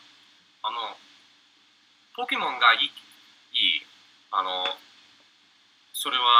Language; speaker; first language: Japanese; non-native, learner; English